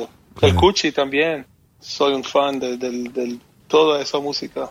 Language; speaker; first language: Spanish; non-native, fluent; Hebrew